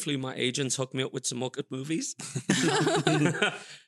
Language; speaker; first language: English; native; English